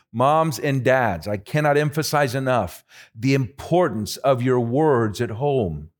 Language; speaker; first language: English; early bilingual, other home language; Spanish